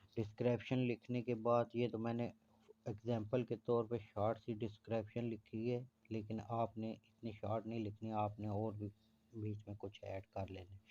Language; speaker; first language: Urdu; non-native, local second language; Punjabi